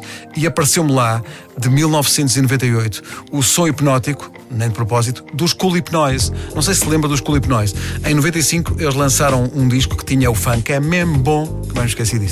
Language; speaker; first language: Portuguese; native; Portuguese